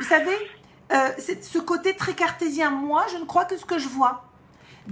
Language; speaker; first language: French; native; French